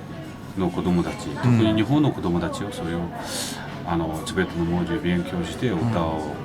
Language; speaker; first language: Japanese; non-native, fluent; Tibetan